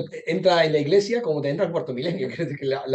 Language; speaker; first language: Spanish; native; Spanish